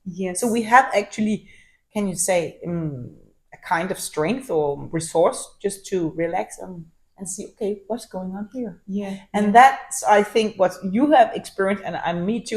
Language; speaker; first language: English; non-native, fluent; Danish